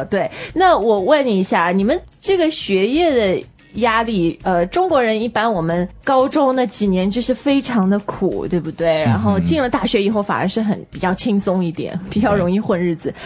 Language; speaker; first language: Chinese; native; Chinese